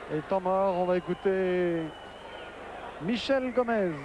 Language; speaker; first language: French; native; French